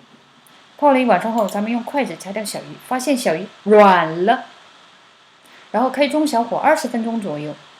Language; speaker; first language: Chinese; native; Chinese